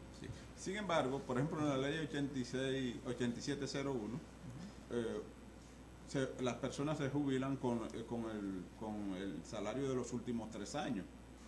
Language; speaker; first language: Spanish; native; Spanish